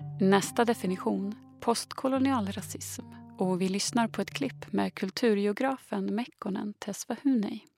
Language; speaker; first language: Swedish; native; Swedish